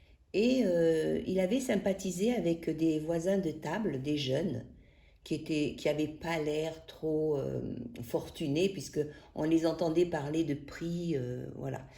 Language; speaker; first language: French; native; French